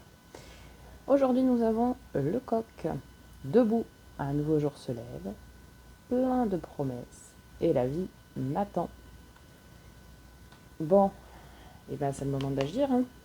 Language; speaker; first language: French; native; French